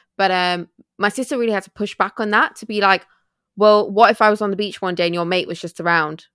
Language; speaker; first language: English; early bilingual, other home language; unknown